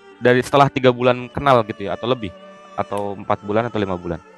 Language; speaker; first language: Indonesian; native; Indonesian